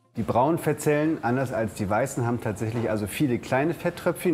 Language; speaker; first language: German; native; German